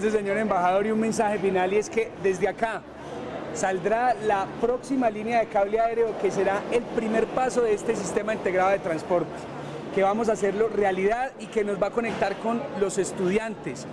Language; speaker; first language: Spanish; native; Spanish